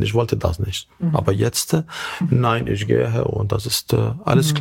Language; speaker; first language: German; non-native, learner; Arabic